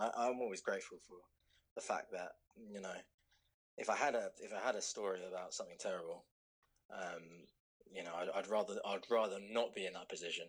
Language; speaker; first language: English; native; English